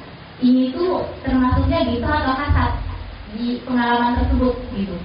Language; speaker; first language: Indonesian; native; Indonesian